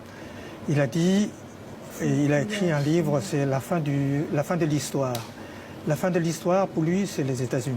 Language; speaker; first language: French; non-native, fluent; Chinese